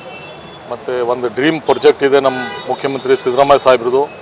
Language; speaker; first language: Kannada; non-native, local second language; Urdu